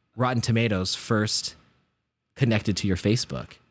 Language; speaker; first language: English; native; English